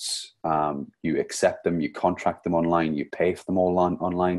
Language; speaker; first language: English; native; English